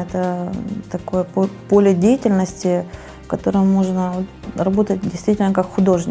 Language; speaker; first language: Russian; native; Russian